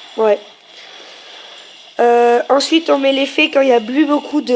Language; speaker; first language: French; native; French